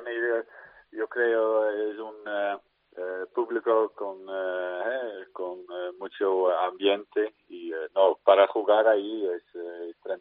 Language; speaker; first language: Spanish; non-native, fluent; Dutch